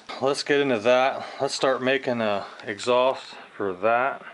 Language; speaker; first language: English; native; English